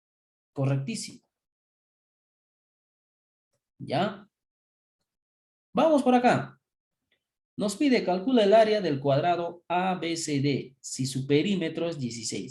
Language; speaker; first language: Spanish; native; Spanish